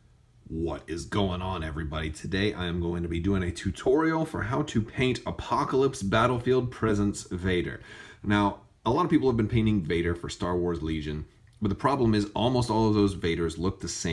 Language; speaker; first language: English; native; English